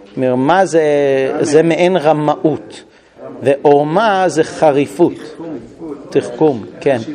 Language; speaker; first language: Hebrew; non-native, fluent; English